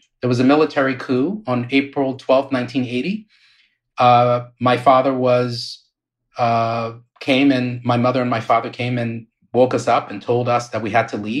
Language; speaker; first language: English; native; English